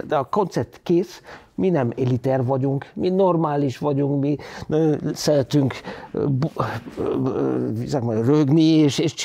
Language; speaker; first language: Hungarian; non-native, learner; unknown